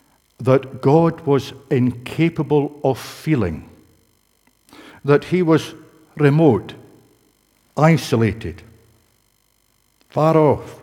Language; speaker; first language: English; native; English